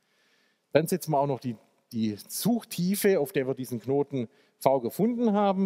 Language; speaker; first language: German; native; German